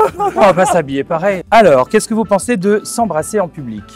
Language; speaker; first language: French; native; French